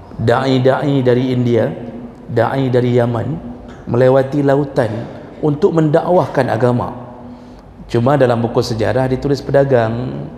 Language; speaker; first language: Malay; non-native, local second language; Achinese